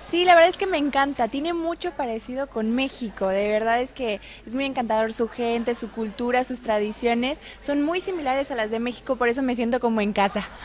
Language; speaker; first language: Spanish; native; Spanish